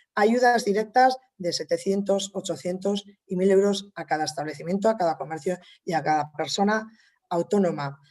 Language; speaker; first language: Spanish; native; Spanish